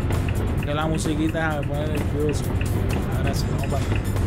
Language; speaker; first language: Spanish; native; Spanish